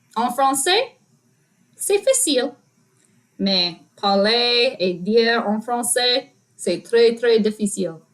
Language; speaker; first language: French; non-native, learner; English